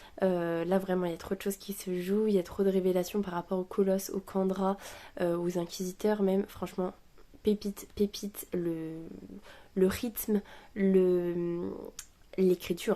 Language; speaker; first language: French; native; French